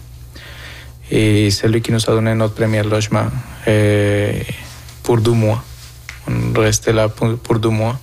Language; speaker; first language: French; non-native, fluent; Spanish